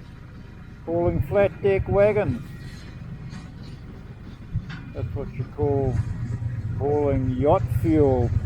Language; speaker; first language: English; native; English